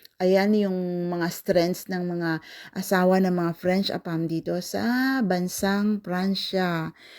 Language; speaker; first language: Filipino; non-native, local second language; Cebuano